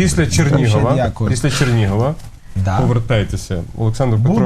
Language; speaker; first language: Ukrainian; native; Ukrainian